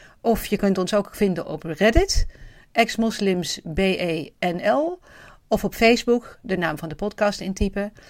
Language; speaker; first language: Dutch; native; Dutch